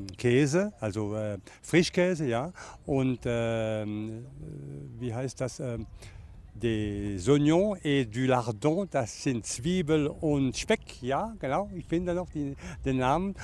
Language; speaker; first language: German; non-native, local second language; French